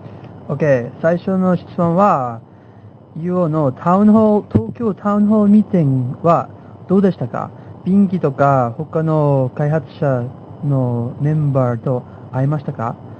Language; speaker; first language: Japanese; non-native, fluent; English